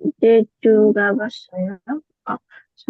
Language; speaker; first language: Korean; non-native, learner; Indonesian